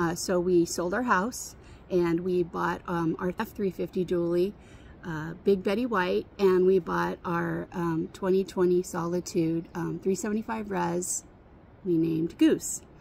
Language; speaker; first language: English; native; English